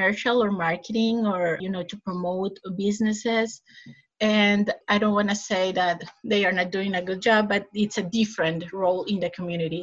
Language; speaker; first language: English; non-native, fluent; Spanish